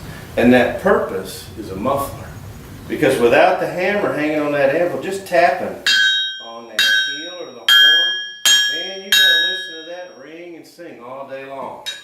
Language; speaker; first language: English; native; English